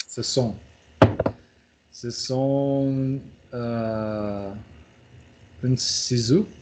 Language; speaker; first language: French; non-native, learner; Portuguese